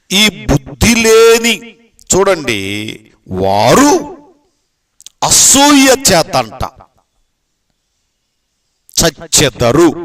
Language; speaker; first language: Telugu; native; Telugu